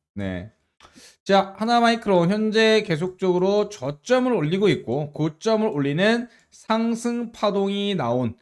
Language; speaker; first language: Korean; native; Korean